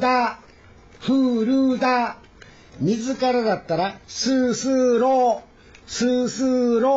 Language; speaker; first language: Japanese; native; Japanese